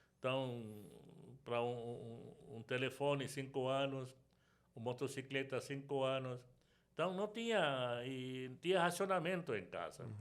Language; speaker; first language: Portuguese; non-native, fluent; Sindhi